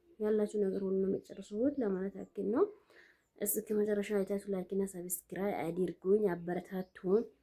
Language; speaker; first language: Amharic; non-native, local second language; Oromo